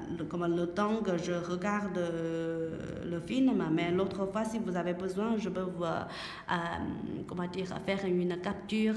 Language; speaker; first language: French; non-native, learner; Chinese